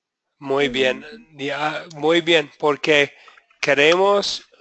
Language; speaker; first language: Spanish; non-native, fluent; English